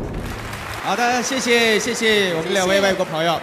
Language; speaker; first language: Chinese; native; Chinese